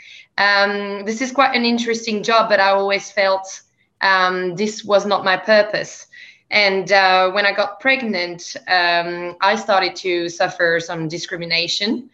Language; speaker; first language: English; non-native, fluent; French